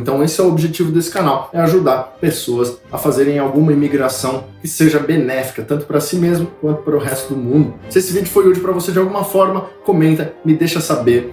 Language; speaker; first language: Portuguese; native; Portuguese